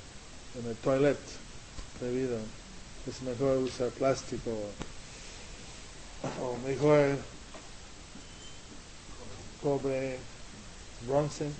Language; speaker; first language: Spanish; non-native, learner; English